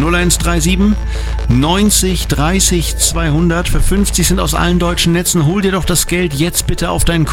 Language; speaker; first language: German; native; German